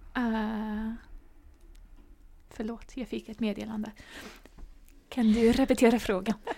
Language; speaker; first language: Swedish; non-native, learner; English